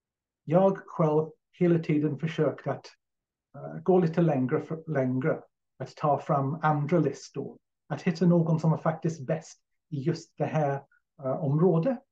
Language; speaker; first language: Swedish; non-native, fluent; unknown